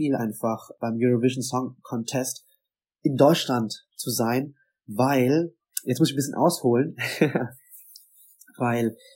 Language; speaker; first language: German; native; German